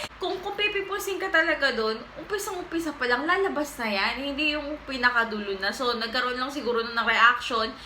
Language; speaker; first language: Filipino; native; Filipino